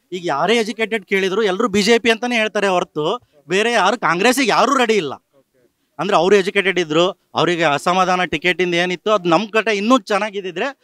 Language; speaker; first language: Kannada; native; Kannada